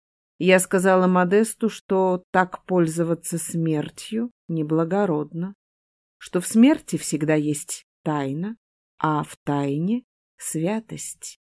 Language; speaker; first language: Russian; native; Russian